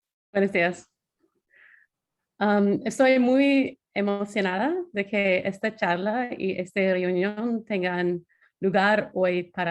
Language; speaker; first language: Spanish; non-native, learner; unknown